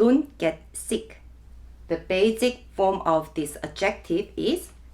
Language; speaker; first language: English; non-native, fluent; Korean